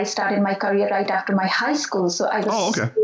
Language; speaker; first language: English; non-native, local second language; Nepali